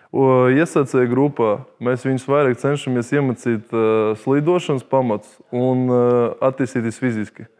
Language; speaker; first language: Latvian; non-native, local second language; Russian